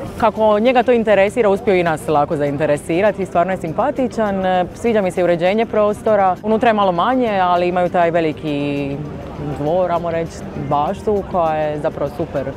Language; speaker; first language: Croatian; native; Croatian